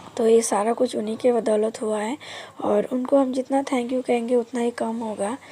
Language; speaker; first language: Hindi; non-native, local second language; Bangla